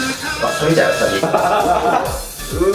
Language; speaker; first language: Japanese; native; Japanese